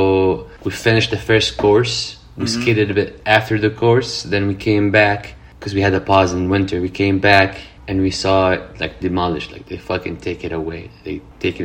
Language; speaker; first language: English; non-native, fluent; Arabic